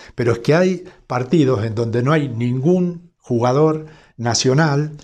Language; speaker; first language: Spanish; native; Spanish